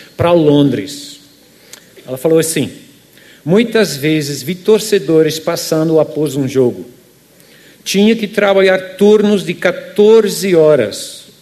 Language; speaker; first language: Portuguese; non-native, fluent; Dutch